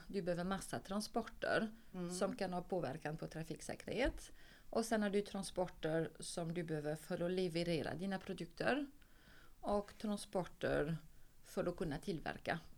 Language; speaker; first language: Swedish; non-native, fluent; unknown